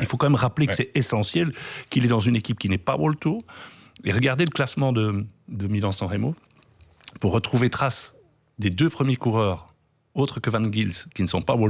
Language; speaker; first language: French; native; French